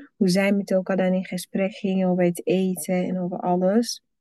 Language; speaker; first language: Dutch; non-native, fluent; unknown